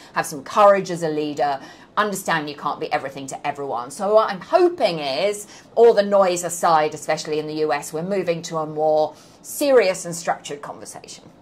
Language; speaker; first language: English; native; English